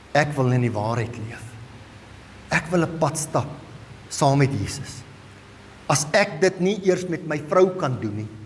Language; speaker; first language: Afrikaans; non-native, local second language; English